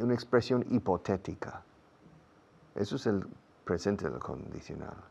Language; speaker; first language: Spanish; non-native, fluent; English